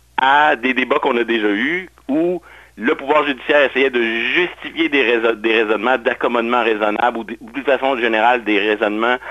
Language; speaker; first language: French; native; French